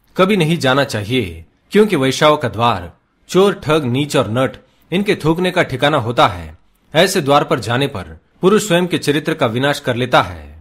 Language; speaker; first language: Hindi; native; Hindi